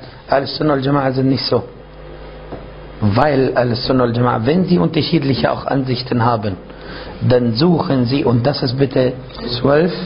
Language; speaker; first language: German; non-native, fluent; Arabic